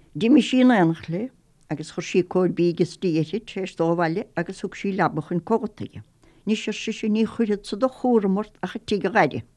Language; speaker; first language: Irish; native; Irish